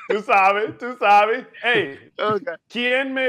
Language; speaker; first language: Spanish; non-native, learner; English